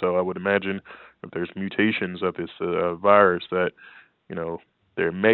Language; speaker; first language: English; native; English